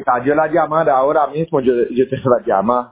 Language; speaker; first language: Spanish; non-native, learner; Haitian Creole